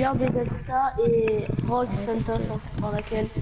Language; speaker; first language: French; native; French